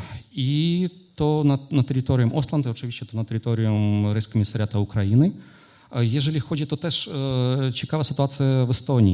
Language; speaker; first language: Polish; non-native, fluent; Ukrainian